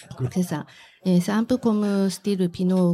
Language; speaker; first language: French; non-native, learner; Japanese